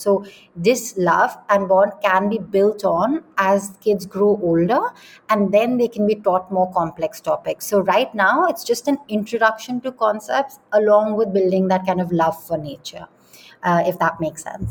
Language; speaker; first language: English; non-native, local second language; Hindi